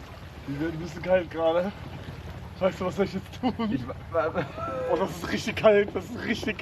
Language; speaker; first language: German; native; German